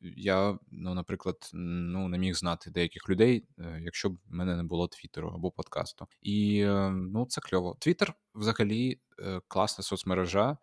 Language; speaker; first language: Ukrainian; non-native, local second language; Russian